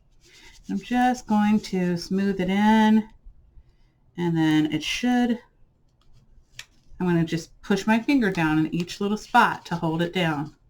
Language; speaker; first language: English; native; English